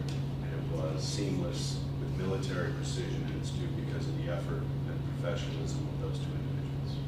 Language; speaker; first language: English; native; English